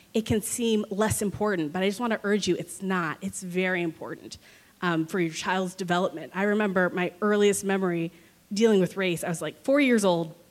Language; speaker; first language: English; native; English